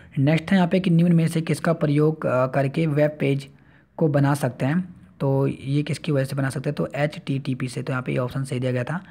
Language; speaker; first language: Hindi; native; Hindi